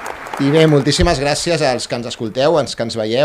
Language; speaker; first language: Catalan; native; Catalan